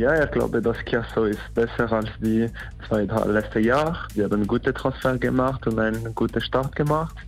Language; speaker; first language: German; non-native, learner; French